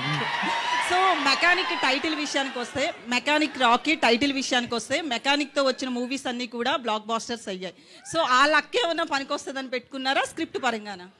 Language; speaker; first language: Telugu; native; Telugu